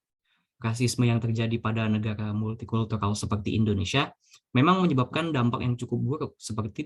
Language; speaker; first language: Indonesian; native; Indonesian